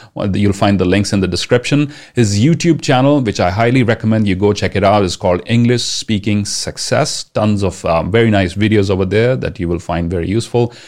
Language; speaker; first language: English; non-native, local second language; Punjabi